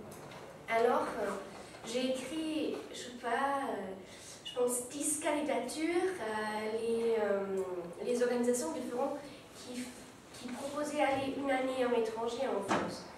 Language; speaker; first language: French; non-native, learner; German